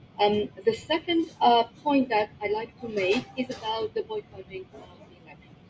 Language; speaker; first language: English; non-native, local second language; Arabic